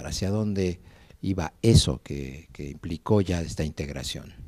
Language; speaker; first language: Spanish; native; Spanish